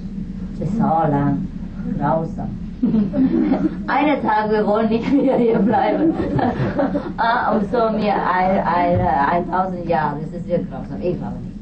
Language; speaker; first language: German; non-native, learner; Vietnamese